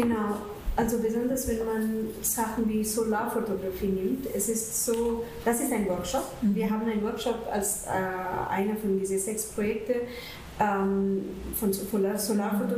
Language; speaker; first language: German; non-native, fluent; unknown